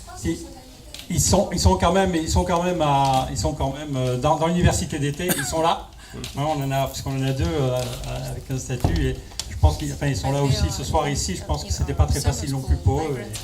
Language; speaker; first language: French; native; French